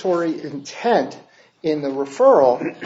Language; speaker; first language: English; native; English